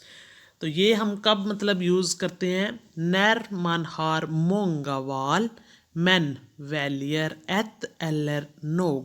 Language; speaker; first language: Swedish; non-native, fluent; Hindi